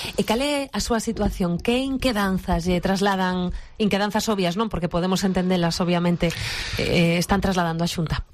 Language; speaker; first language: Galician; native; Galician